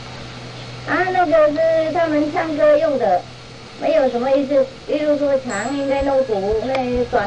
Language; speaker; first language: Chinese; non-native, fluent; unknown